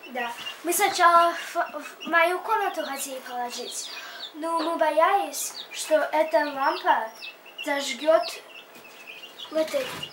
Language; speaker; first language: Russian; early bilingual, heritage; English